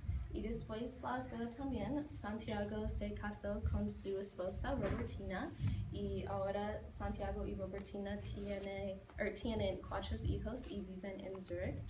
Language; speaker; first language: Spanish; non-native, learner; English